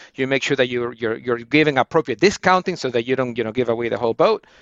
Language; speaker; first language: English; non-native, fluent; Spanish